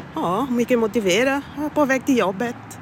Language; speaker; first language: Swedish; non-native, fluent; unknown